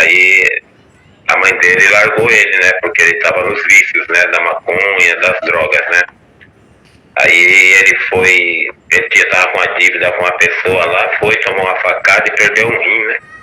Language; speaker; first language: Portuguese; native; Portuguese